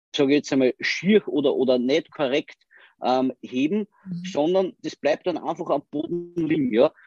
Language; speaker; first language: German; native; German